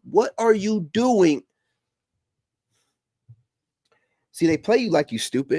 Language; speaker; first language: English; native; English